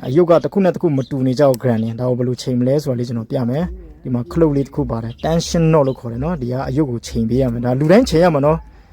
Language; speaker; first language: Burmese; native; Burmese